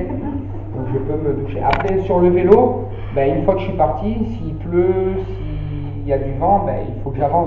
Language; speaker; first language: French; native; French